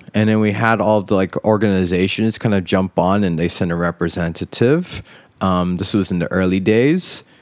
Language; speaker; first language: English; native; English